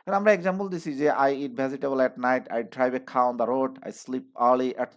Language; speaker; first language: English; non-native, fluent; Bangla